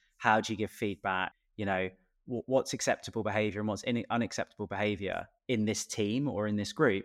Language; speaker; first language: English; native; English